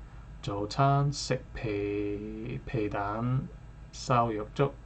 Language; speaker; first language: Cantonese; non-native, learner; English